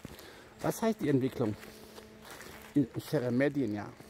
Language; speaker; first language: German; non-native, fluent; Albanian